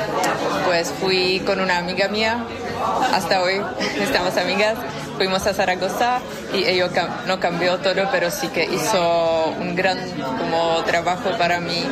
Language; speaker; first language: Spanish; non-native, fluent; Czech